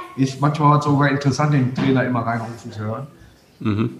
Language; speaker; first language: German; native; German